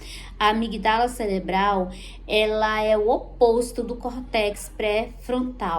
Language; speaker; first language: Portuguese; native; Portuguese